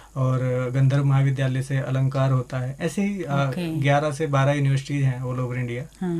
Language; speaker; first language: Hindi; native; Hindi